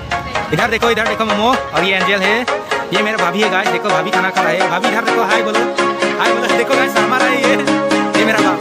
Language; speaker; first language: Hindi; non-native, local second language; Karbi